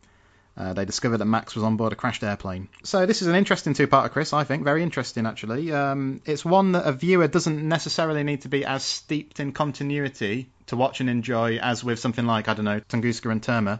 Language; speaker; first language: English; native; English